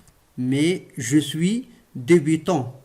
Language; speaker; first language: French; non-native, local second language; Arabic